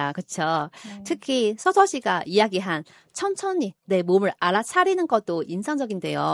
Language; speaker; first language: Korean; native; Korean